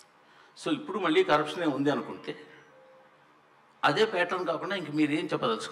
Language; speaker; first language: Telugu; native; Telugu